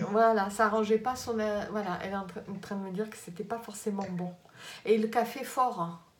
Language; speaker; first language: French; native; French